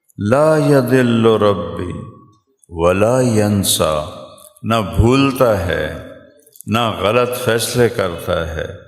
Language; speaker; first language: Urdu; non-native, local second language; Punjabi